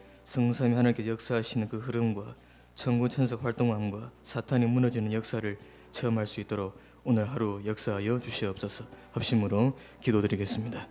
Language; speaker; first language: Korean; native; Korean